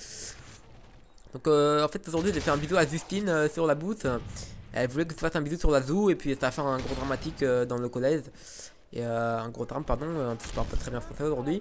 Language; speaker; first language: French; native; French